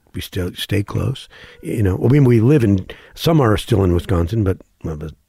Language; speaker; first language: English; native; English